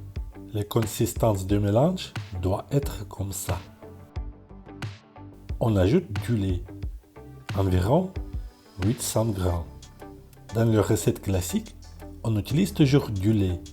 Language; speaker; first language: French; non-native, fluent; Russian